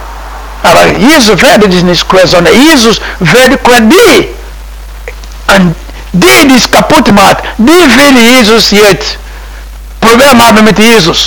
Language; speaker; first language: German; non-native, fluent; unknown